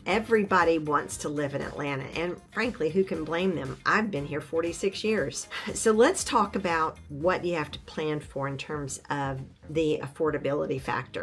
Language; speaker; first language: English; native; English